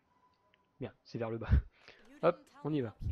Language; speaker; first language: French; native; French